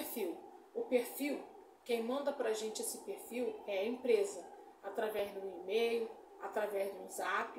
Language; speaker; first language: Portuguese; native; Portuguese